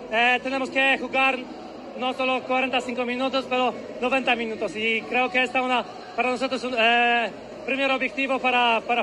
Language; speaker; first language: Spanish; non-native, learner; Polish